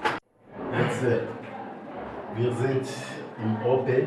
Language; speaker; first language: German; non-native, learner; Rundi